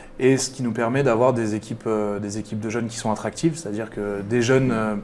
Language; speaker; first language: French; native; French